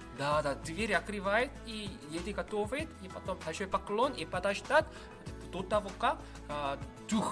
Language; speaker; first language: Russian; non-native, learner; Korean